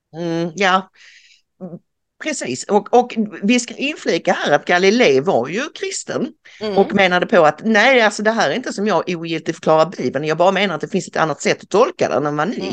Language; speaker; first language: Swedish; native; Swedish